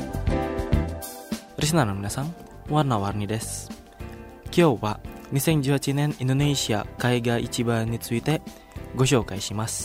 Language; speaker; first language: Japanese; non-native, fluent; Indonesian